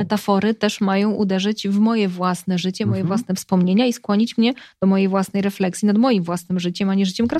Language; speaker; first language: Polish; native; Polish